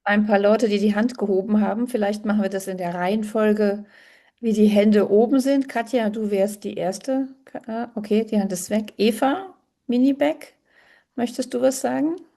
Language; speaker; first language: German; native; German